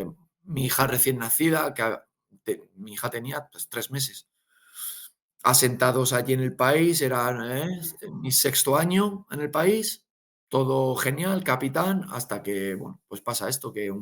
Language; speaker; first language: Spanish; native; Spanish